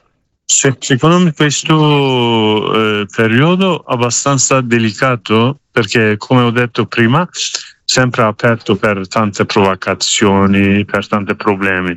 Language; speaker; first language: Italian; non-native, learner; Kurdish